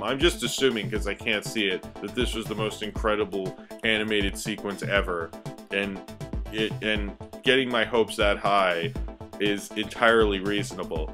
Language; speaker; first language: English; native; English